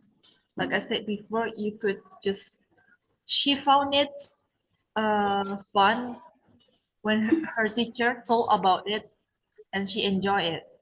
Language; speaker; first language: English; non-native, learner; Indonesian